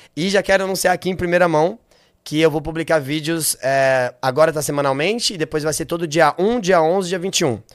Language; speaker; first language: Portuguese; native; Portuguese